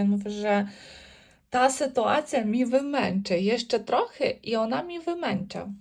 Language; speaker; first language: Polish; non-native, learner; Ukrainian